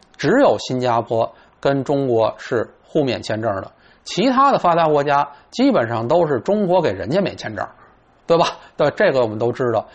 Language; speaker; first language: Chinese; native; Chinese